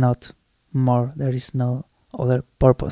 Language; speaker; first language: English; non-native, fluent; Spanish